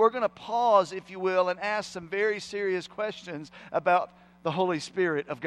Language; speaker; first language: English; native; English